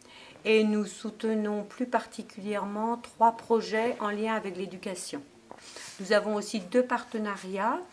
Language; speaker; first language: French; native; French